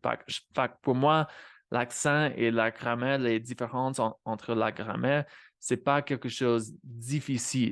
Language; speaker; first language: French; non-native, fluent; English